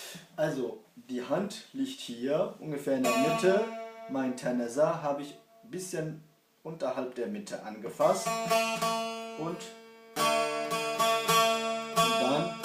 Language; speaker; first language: German; early bilingual, other home language; Kurdish